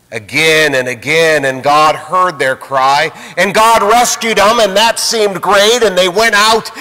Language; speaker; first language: English; native; English